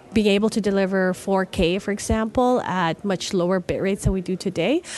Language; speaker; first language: English; non-native, local second language; Filipino